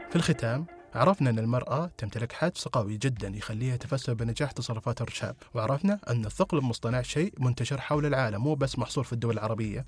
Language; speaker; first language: Arabic; native; Arabic